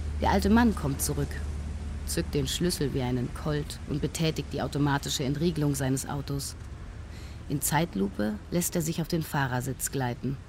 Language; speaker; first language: German; native; German